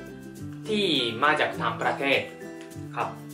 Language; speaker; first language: Thai; non-native, fluent; Japanese